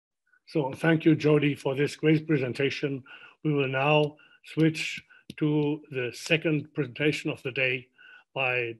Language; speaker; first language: English; non-native, fluent; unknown